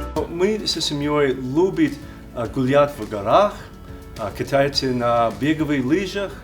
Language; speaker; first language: Russian; non-native, learner; English